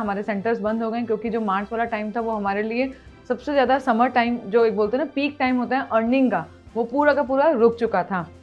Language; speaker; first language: Hindi; native; Hindi